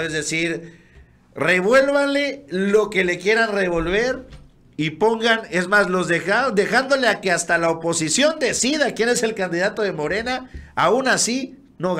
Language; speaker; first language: Spanish; native; Spanish